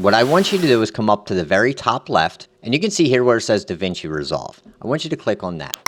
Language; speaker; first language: English; native; English